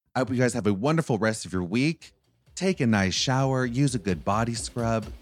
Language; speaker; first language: English; early bilingual, other home language; Spanish